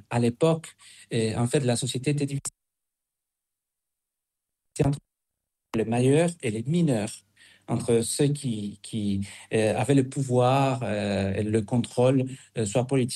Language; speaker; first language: French; non-native, fluent; Spanish